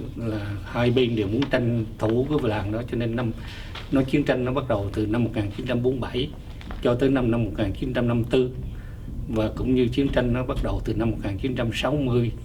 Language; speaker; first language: Vietnamese; native; Vietnamese